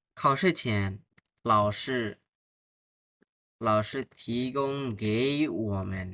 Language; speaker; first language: Chinese; non-native, fluent; Bangla